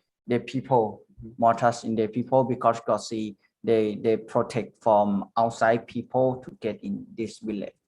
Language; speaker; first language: English; non-native, learner; Thai